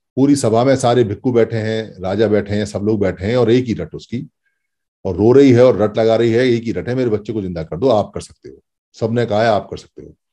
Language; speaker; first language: Hindi; native; Hindi